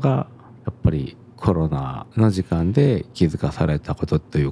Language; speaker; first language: Japanese; native; Japanese